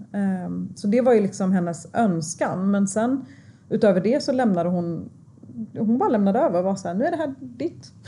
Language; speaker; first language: Swedish; early bilingual, other home language; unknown